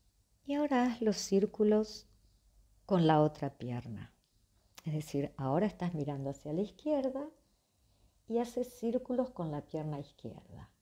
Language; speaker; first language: Spanish; native; Spanish